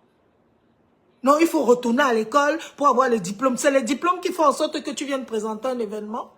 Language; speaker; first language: French; native; French